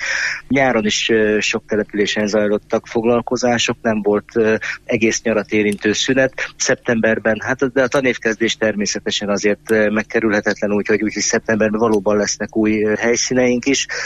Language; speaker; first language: Hungarian; native; Hungarian